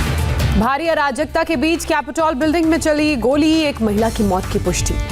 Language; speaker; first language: Hindi; native; Hindi